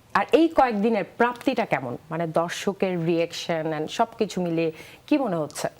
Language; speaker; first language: Bangla; native; Bangla